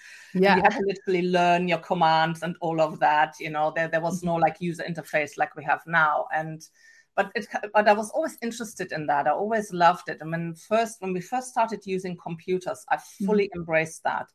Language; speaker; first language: English; non-native, fluent; German